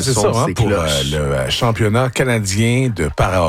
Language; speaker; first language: French; native; French